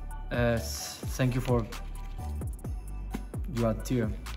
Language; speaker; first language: English; non-native, learner; Spanish